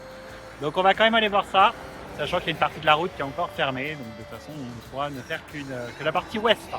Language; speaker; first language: French; native; French